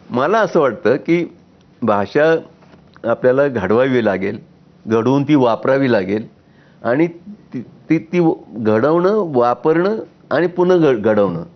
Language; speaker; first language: Marathi; native; Marathi